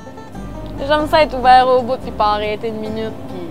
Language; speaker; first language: French; native; French